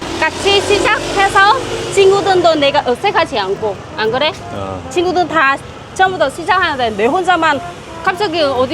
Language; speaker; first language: Korean; non-native, learner; Vietnamese